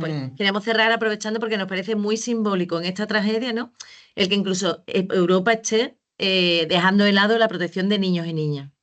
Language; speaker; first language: Spanish; native; Spanish